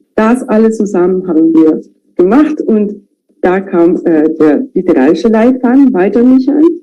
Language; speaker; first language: German; non-native, fluent; Spanish